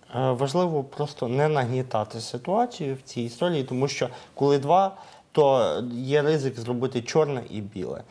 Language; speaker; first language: Ukrainian; native; Ukrainian